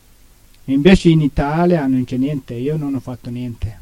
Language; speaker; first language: Italian; non-native, learner; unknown